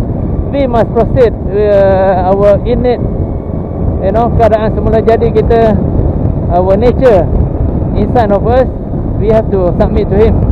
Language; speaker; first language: English; non-native, local second language; Malay